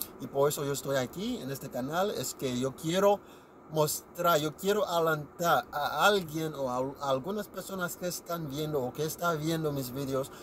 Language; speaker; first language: Spanish; non-native, learner; Haitian Creole